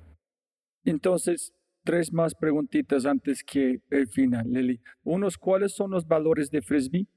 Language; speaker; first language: Spanish; non-native, fluent; English